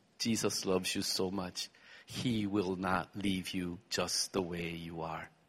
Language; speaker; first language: English; early bilingual, heritage; English